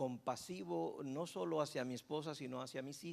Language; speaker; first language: Spanish; native; Spanish